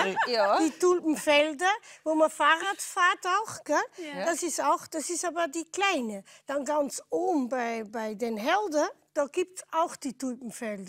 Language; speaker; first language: German; non-native, fluent; Dutch